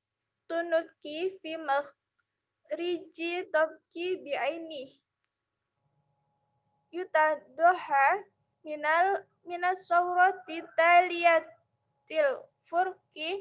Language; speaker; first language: Arabic; non-native, learner; Indonesian